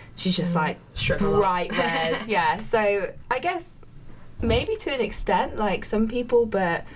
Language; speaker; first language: English; native; English